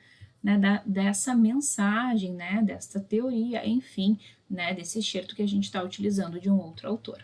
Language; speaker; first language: Portuguese; native; Portuguese